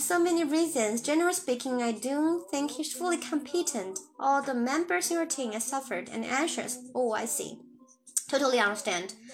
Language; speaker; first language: English; non-native, fluent; Chinese